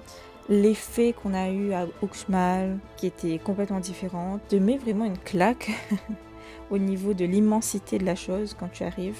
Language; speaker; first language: French; native; French